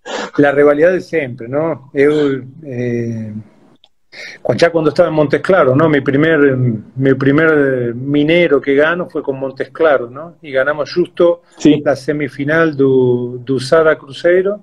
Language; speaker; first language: Portuguese; non-native, fluent; Spanish